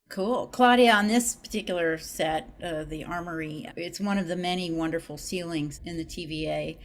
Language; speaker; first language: English; native; English